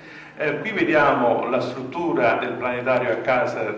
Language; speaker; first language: Italian; native; Italian